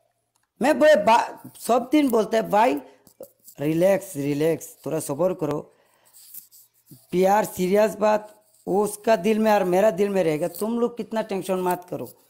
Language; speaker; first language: Hindi; non-native, learner; Bangla